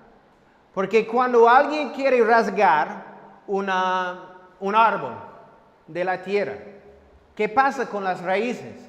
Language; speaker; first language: Spanish; non-native, fluent; English